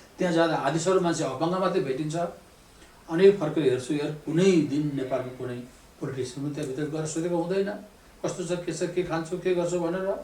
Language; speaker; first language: Nepali; native; Nepali